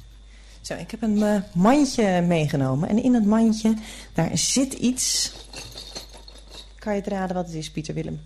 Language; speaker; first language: Dutch; native; Dutch